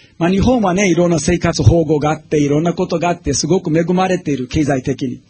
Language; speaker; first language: Japanese; non-native, fluent; English